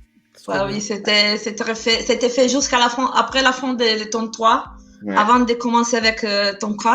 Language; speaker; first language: French; non-native, fluent; Italian